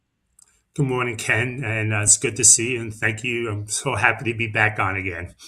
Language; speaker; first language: English; native; English